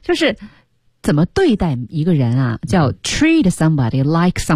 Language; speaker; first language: Chinese; native; Chinese